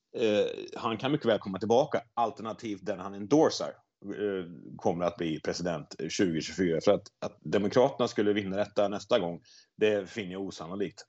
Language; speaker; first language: Swedish; native; Swedish